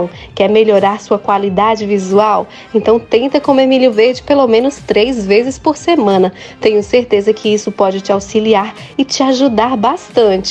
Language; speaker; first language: Portuguese; native; Portuguese